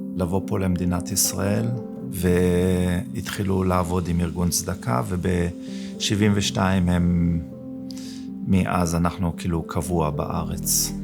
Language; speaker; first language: Hebrew; early bilingual, other home language; German